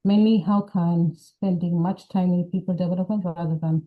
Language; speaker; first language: English; non-native, local second language; Amharic